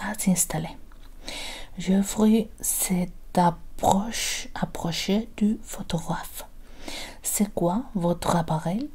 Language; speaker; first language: French; non-native, learner; Spanish